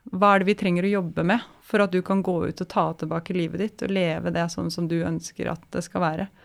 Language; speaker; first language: Norwegian; native; Norwegian